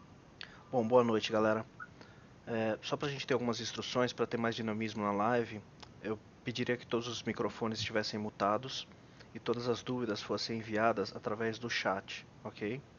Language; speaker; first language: Portuguese; native; Portuguese